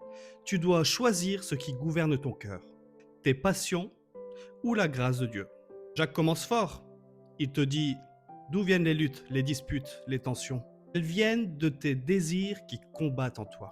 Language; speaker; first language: French; native; French